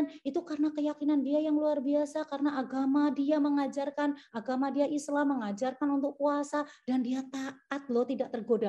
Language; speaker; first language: Indonesian; native; Indonesian